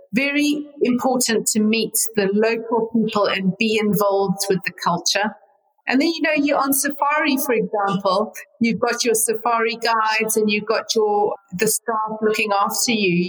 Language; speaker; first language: English; native; English